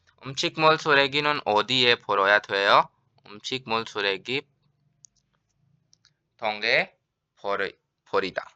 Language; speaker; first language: Korean; non-native, fluent; Urdu